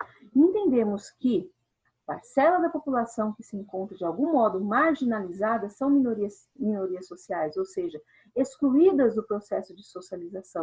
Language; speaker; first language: Portuguese; native; Portuguese